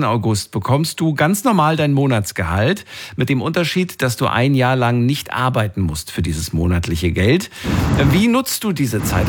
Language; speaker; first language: German; native; German